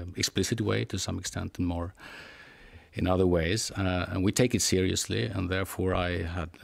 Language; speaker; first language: English; non-native, fluent; Swedish